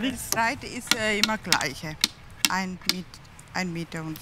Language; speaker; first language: German; non-native, learner; Tamil